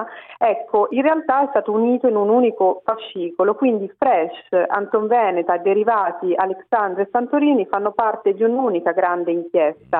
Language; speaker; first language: Italian; native; Italian